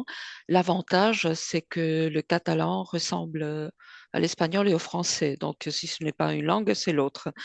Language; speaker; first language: French; non-native, fluent; Spanish